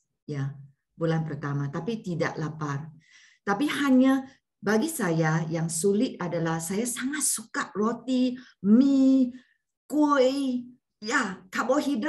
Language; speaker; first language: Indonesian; non-native, learner; Malay